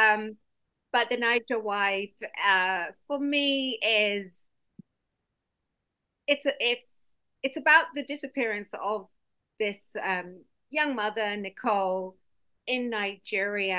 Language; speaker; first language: English; native; English